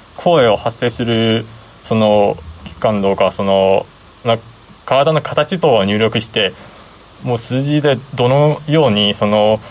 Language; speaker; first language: Japanese; non-native, fluent; Chinese